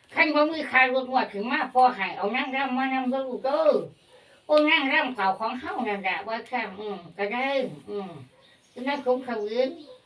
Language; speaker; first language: Thai; native; Thai